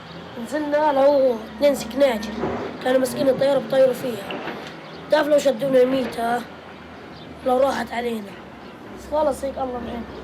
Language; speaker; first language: Arabic; native; Arabic